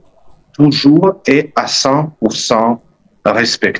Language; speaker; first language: French; non-native, fluent; Russian